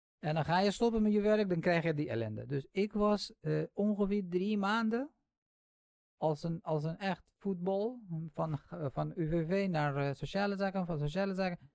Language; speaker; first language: Dutch; non-native, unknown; Kurdish